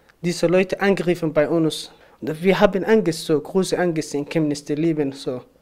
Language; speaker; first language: German; non-native, learner; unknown